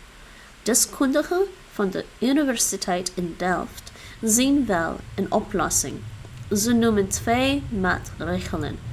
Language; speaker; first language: Dutch; non-native, learner; English